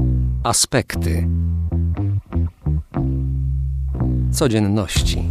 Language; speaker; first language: Polish; native; Polish